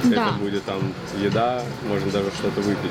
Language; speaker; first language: Russian; native; Russian